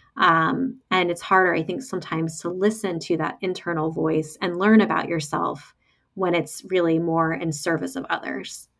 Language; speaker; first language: English; native; English